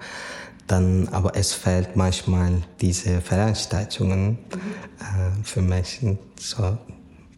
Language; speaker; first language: German; non-native, learner; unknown